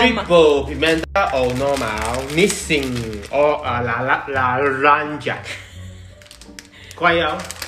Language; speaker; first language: Portuguese; non-native, learner; Chinese